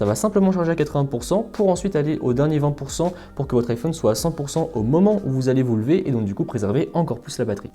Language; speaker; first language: French; native; French